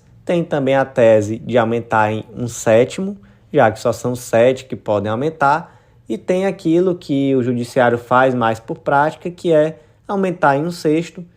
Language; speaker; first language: Portuguese; native; Portuguese